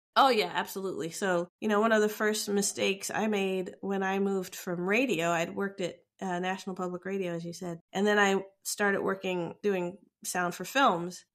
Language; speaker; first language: English; native; English